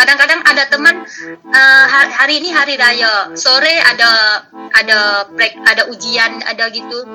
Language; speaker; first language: Indonesian; non-native, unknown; Thai